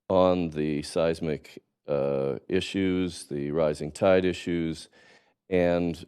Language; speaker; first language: English; native; English